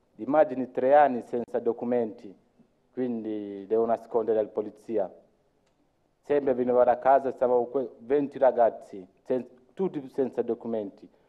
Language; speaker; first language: Italian; non-native, learner; Luo (Kenya and Tanzania)